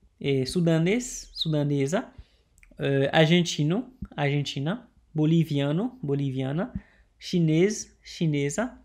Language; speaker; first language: Portuguese; non-native, learner; Haitian Creole